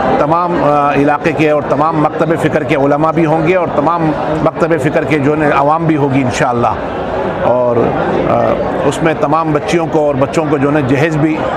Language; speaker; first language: Urdu; non-native, local second language; Gujarati